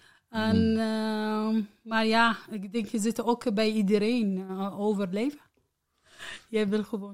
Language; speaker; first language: Dutch; non-native, learner; Arabic